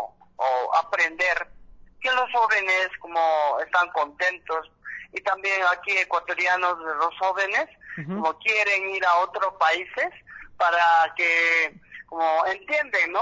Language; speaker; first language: Spanish; non-native, learner; Korean